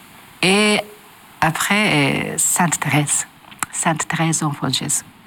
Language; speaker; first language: French; non-native, learner; Japanese